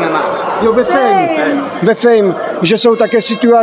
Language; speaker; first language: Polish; non-native, learner; Czech